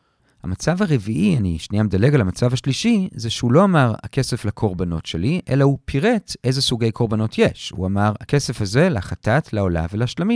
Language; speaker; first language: Hebrew; native; Hebrew